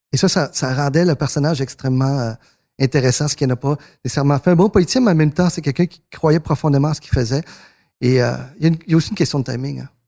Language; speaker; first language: French; early bilingual, other home language; Spanish